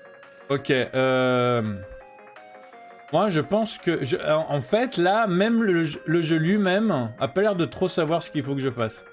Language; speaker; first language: French; native; French